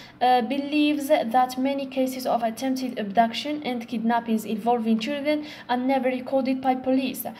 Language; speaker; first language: English; non-native, fluent; Arabic